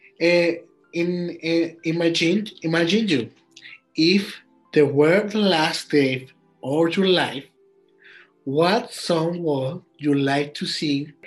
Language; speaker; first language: English; non-native, learner; Spanish